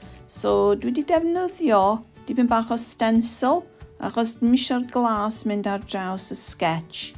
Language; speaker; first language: Welsh; non-native, local second language; English